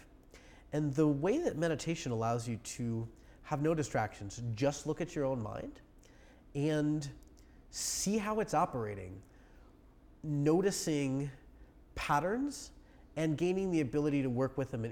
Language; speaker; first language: English; native; English